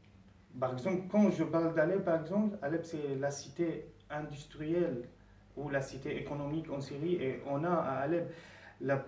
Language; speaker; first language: French; non-native, fluent; Arabic